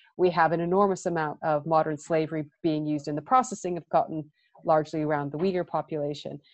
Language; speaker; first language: English; native; English